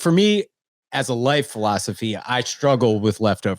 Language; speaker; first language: English; native; English